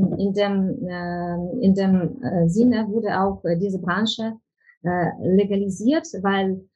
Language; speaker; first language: German; non-native, fluent; Ukrainian